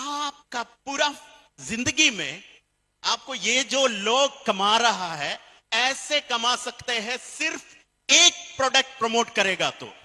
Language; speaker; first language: Hindi; non-native, fluent; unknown